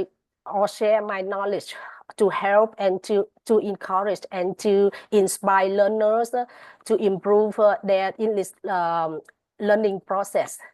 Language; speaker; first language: English; non-native, fluent; Vietnamese